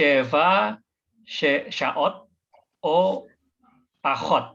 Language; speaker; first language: Hebrew; non-native, learner; Indonesian